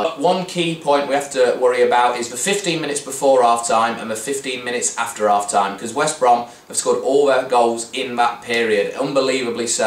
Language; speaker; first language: English; native; English